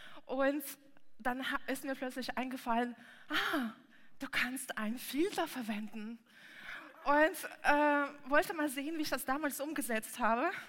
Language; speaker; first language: German; non-native, fluent; Russian